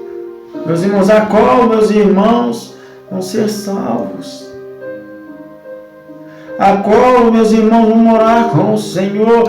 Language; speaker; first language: Portuguese; native; Portuguese